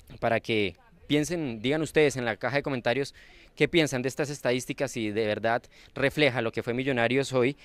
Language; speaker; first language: Spanish; native; Spanish